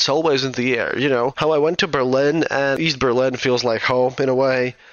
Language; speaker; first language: English; non-native, fluent; Russian